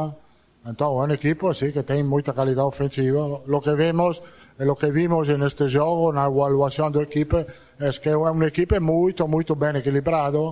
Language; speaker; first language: Portuguese; non-native, fluent; Italian